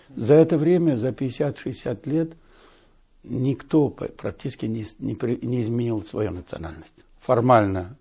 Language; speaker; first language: Russian; non-native, local second language; Tatar